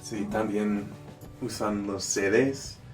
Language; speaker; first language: Spanish; non-native, learner; English